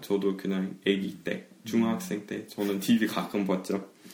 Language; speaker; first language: Korean; non-native, fluent; English